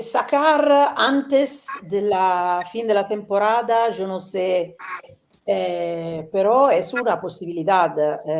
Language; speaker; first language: Spanish; non-native, learner; Italian